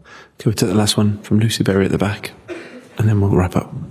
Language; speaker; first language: English; native; English